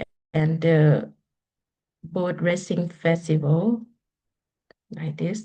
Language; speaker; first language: English; non-native, learner; Lao